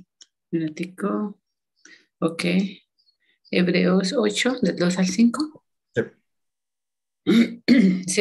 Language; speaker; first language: Spanish; native; Spanish